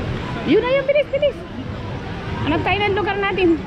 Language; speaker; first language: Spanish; non-native, learner; Filipino